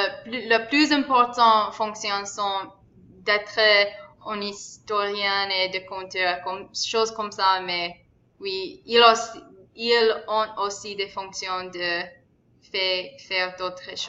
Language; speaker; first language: French; non-native, learner; English